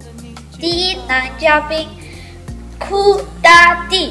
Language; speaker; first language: Chinese; non-native, learner; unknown